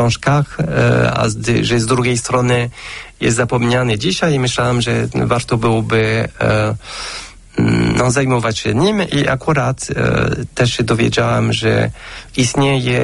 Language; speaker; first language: Polish; non-native, fluent; French